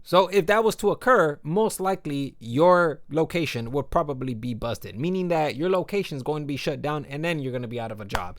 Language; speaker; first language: English; native; English